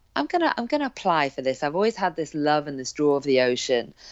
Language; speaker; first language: English; native; English